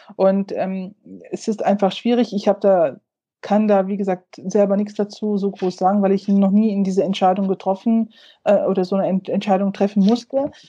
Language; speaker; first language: German; early bilingual, other home language; Turkish